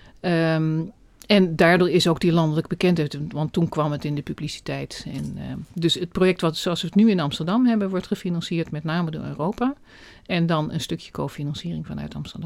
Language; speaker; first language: Dutch; native; Dutch